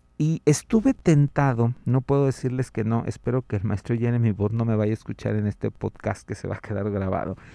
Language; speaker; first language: Spanish; native; Spanish